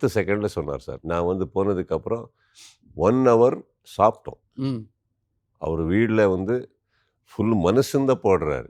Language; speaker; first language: Tamil; non-native, learner; Kannada